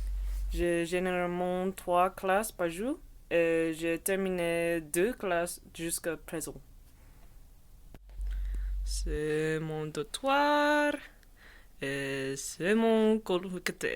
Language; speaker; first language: French; non-native, learner; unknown